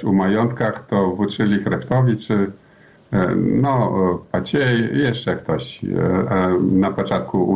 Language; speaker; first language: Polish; non-native, learner; Belarusian